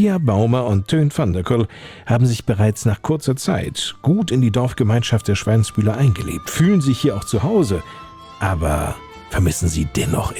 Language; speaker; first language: German; native; German